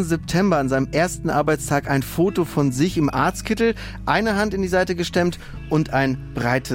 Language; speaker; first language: German; native; German